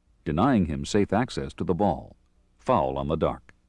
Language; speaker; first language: English; native; English